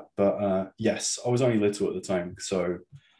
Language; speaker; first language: English; native; English